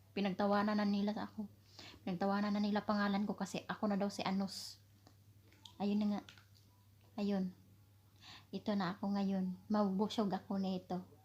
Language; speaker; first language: Filipino; non-native, local second language; Cebuano